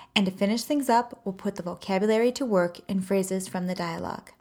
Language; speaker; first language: English; native; English